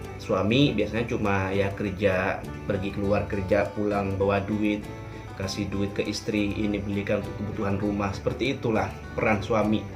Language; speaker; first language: Indonesian; native; Indonesian